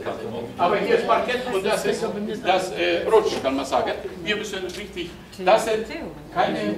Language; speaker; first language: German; non-native, fluent; Polish